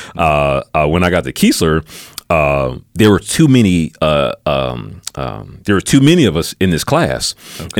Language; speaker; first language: English; native; English